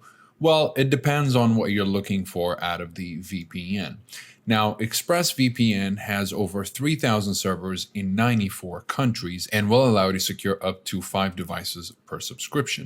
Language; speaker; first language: English; native; English